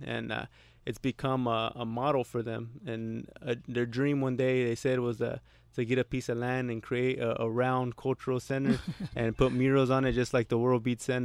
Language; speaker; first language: English; early bilingual, other home language; Spanish